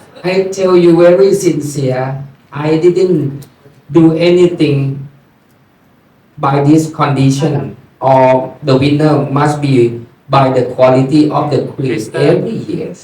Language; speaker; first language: English; non-native, learner; Thai